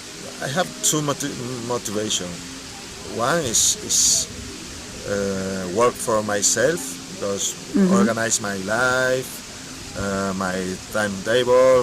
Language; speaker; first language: English; non-native, learner; Spanish